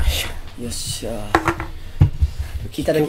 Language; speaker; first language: Japanese; native; Japanese